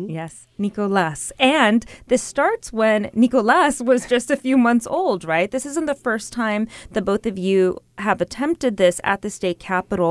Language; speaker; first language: English; native; English